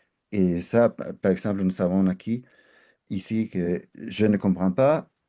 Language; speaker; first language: French; non-native, fluent; Spanish